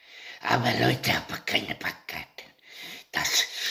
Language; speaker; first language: German; non-native, learner; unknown